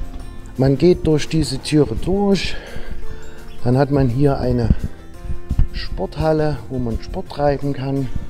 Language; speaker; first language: German; native; German